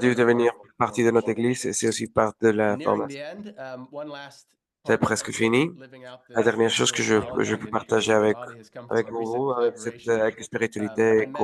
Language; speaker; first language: French; non-native, learner; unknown